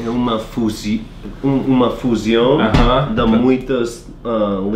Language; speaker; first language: Portuguese; non-native, learner; English